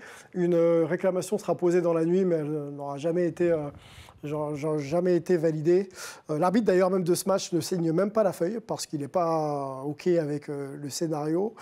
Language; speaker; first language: French; native; French